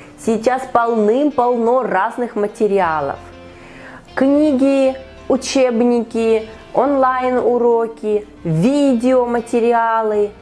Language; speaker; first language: Russian; native; Russian